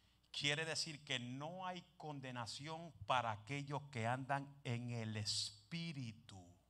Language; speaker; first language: Spanish; early bilingual, heritage; Spanish